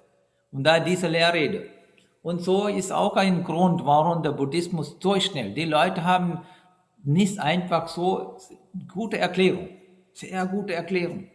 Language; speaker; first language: German; non-native, fluent; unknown